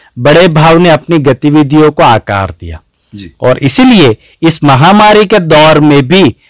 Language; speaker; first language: Hindi; non-native, local second language; Gujarati